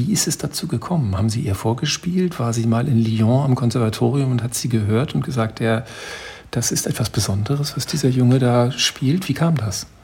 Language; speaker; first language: German; native; German